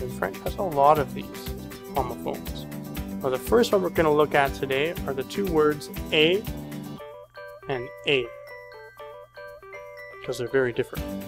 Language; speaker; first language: English; native; English